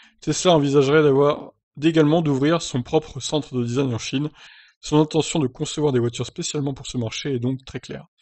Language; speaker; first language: French; native; French